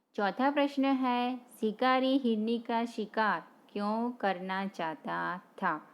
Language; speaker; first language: Hindi; non-native, local second language; Gujarati